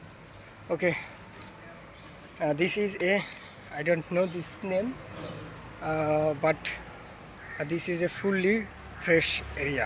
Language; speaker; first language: English; non-native, learner; Bangla